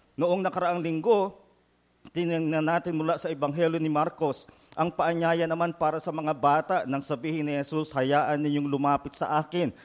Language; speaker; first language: Filipino; native; Filipino